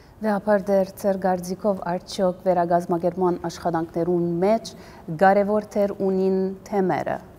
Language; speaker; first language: Armenian; early bilingual, heritage; Armenian